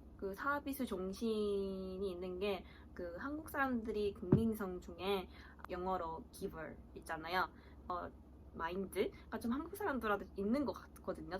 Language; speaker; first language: Korean; early bilingual, heritage; Korean